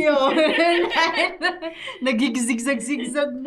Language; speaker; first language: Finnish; non-native, learner; Filipino